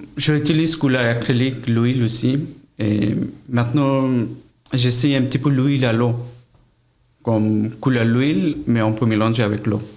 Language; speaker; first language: French; non-native, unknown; Bangla